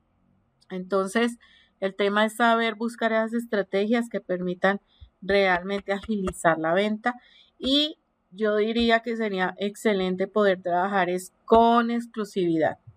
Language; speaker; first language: Spanish; native; Spanish